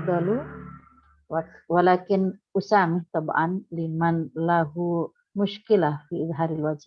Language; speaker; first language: Arabic; non-native, fluent; Indonesian